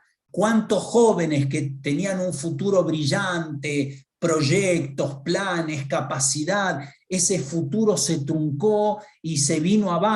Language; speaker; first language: Spanish; native; Spanish